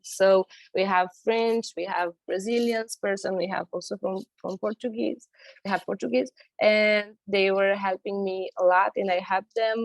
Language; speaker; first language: English; non-native, learner; Romanian